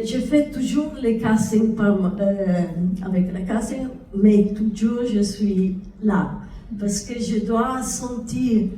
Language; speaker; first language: French; non-native, learner; Italian